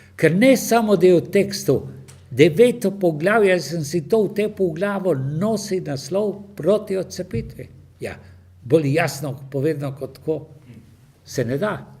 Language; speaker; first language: Slovenian; native; Slovenian